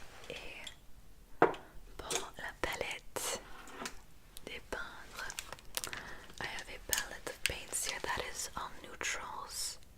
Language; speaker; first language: French; non-native, learner; English